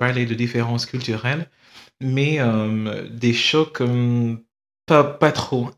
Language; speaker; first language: French; non-native, fluent; English